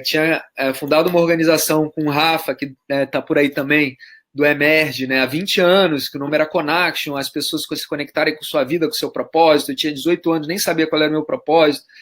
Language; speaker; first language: Portuguese; native; Portuguese